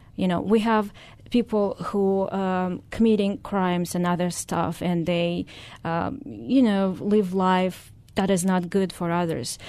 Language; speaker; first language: English; non-native, fluent; Russian